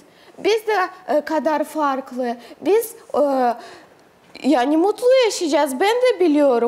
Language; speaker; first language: Turkish; non-native, learner; Russian